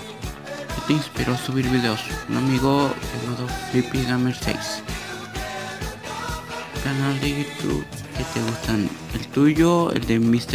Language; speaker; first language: Spanish; early bilingual, other home language; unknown